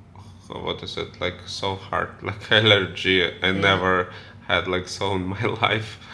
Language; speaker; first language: English; non-native, learner; Russian